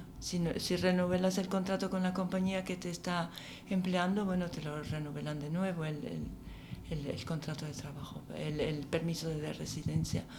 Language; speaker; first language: Spanish; native; Spanish